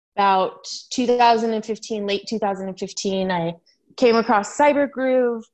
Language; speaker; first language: English; native; English